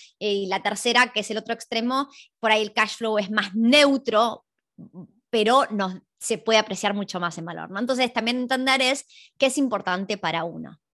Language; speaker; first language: Spanish; native; Spanish